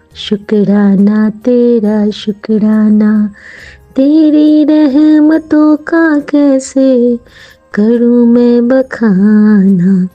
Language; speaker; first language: Hindi; native; Hindi